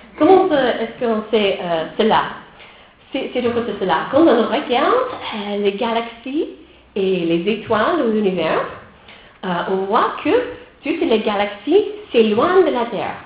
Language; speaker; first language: French; non-native, fluent; English